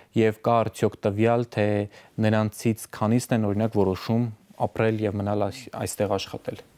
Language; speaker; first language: Armenian; native; Armenian